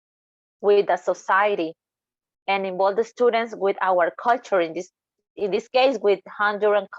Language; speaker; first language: English; non-native, learner; Spanish